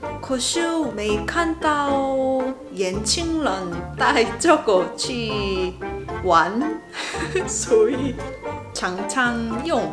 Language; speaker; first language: Chinese; non-native, learner; Korean